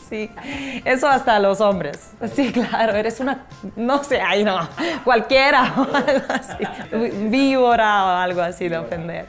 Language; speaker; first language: Spanish; non-native, fluent; Serbian